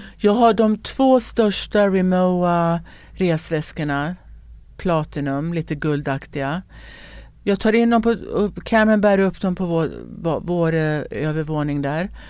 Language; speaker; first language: Swedish; native; Swedish